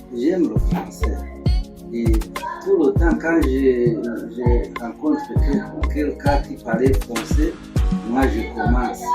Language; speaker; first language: French; non-native, learner; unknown